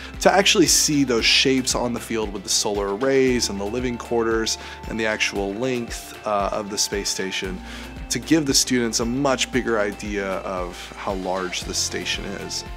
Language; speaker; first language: English; native; English